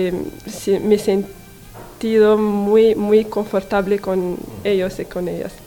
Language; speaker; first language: Spanish; non-native, learner; Arabic